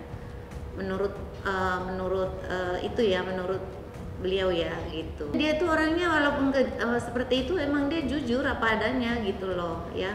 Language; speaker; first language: Indonesian; native; Indonesian